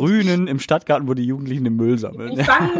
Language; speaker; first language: German; native; German